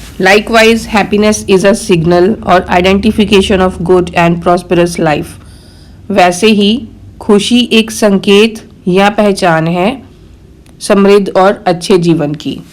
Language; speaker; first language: Hindi; native; Hindi